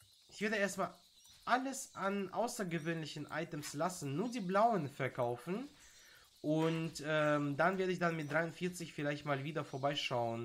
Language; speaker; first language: German; native; German